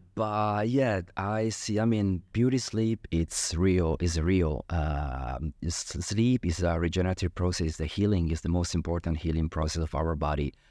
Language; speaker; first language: English; non-native, fluent; Italian